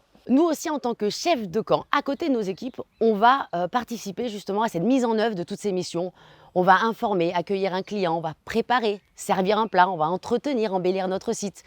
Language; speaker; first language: French; native; French